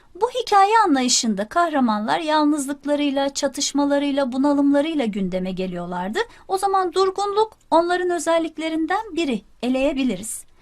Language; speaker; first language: Turkish; native; Turkish